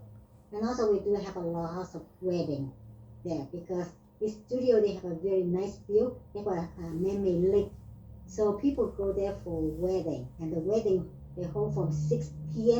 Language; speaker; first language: English; non-native, learner; Vietnamese